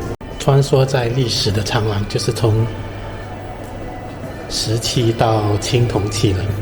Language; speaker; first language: Chinese; native; Chinese